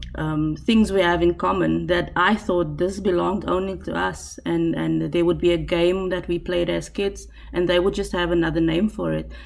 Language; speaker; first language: English; non-native, local second language; Afrikaans